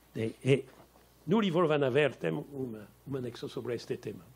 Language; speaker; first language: Portuguese; non-native, learner; French